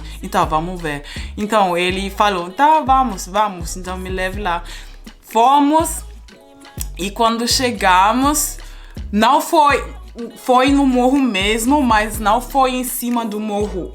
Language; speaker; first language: Portuguese; non-native, fluent; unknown